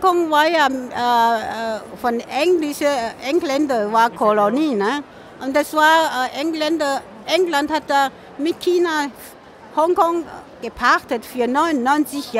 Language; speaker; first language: German; non-native, fluent; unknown